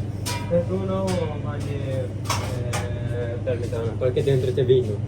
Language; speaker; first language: Italian; non-native, learner; Urdu